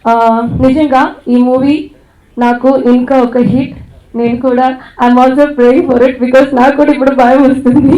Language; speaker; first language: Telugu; non-native, learner; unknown